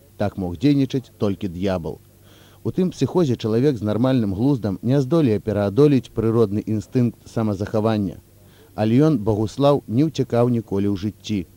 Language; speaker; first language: Belarusian; native; Belarusian